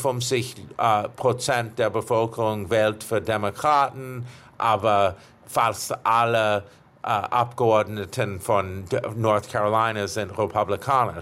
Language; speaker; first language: German; non-native, fluent; English